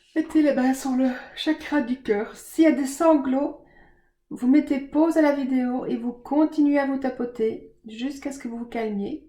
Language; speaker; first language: French; native; French